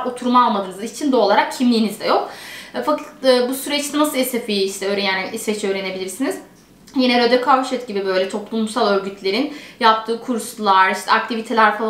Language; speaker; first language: Turkish; native; Turkish